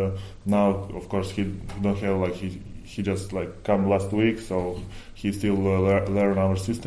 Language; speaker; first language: English; non-native, fluent; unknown